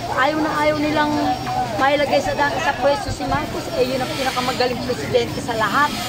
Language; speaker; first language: Filipino; native; Filipino